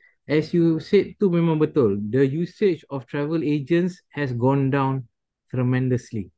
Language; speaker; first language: English; non-native, local second language; Malay